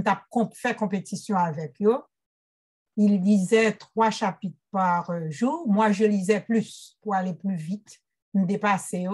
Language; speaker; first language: French; non-native, local second language; Haitian Creole